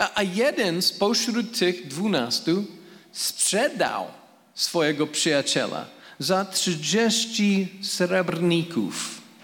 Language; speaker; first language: Polish; non-native, fluent; English